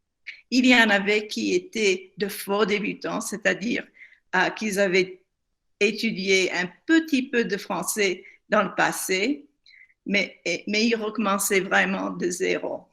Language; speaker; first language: French; non-native, fluent; English